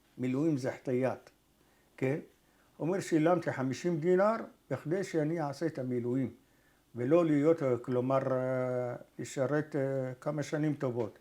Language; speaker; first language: Hebrew; early bilingual, other home language; Arabic